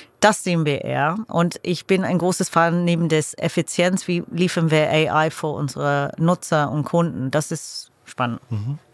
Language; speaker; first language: German; non-native, fluent; English